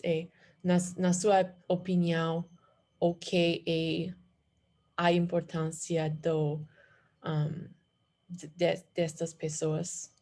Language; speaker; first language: Portuguese; non-native, learner; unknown